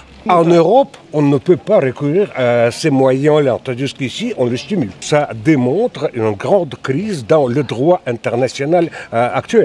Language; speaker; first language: French; non-native, fluent; Russian